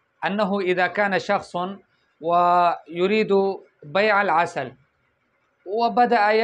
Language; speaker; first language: Arabic; non-native, fluent; Urdu